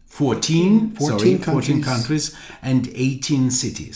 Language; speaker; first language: English; non-native, learner; German